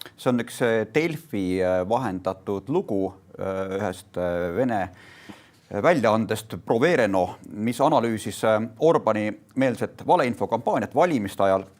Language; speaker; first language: Estonian; native; Estonian